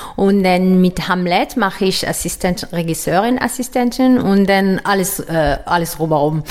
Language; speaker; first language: German; non-native, learner; Arabic